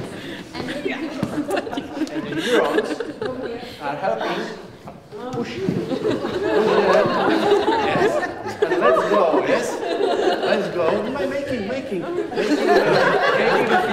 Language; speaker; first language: English; non-native, learner; Czech